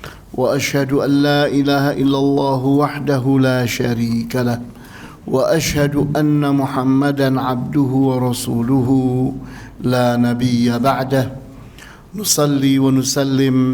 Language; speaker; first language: Arabic; non-native, fluent; Indonesian